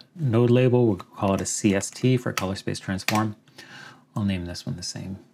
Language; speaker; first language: English; native; English